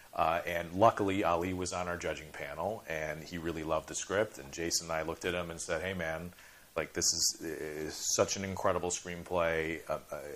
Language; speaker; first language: English; native; English